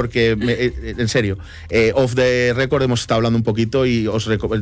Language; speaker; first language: Spanish; native; Spanish